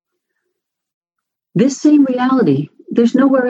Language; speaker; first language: English; native; English